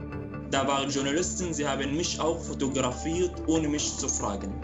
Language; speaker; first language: German; non-native, local second language; Arabic